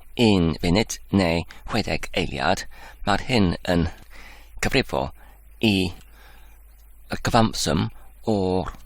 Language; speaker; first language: Welsh; non-native, learner; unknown